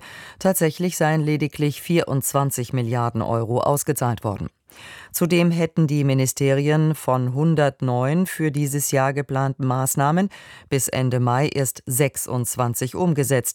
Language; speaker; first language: German; native; German